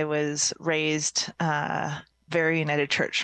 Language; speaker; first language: English; native; English